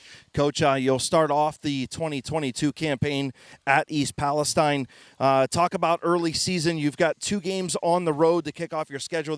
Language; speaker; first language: English; native; English